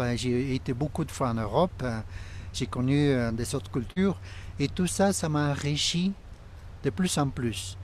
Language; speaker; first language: French; non-native, fluent; Spanish